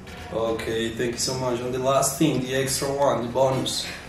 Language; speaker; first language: English; non-native, fluent; Spanish